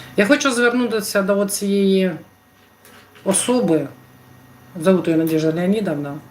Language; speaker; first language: Ukrainian; non-native, local second language; Russian